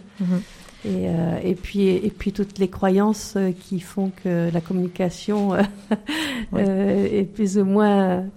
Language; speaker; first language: French; native; French